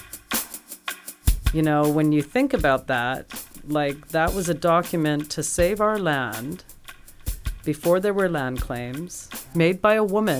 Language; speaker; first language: English; native; English